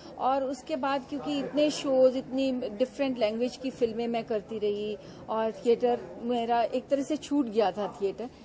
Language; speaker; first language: Hindi; non-native, local second language; Punjabi